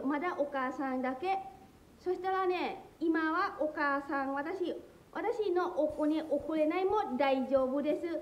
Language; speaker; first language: Japanese; non-native, learner; Lao